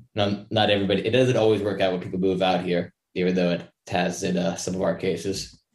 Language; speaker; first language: English; native; English